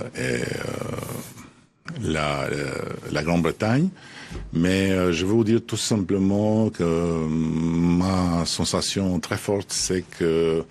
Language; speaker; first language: French; non-native, fluent; Albanian